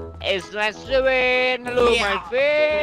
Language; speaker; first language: English; non-native, learner; Thai